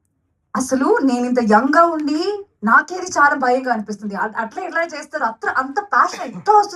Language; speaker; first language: Telugu; non-native, fluent; Malayalam